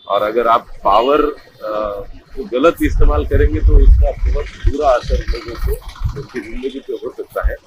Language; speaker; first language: Hindi; non-native, local second language; Marathi